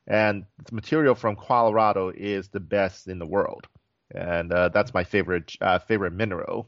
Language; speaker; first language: English; native; English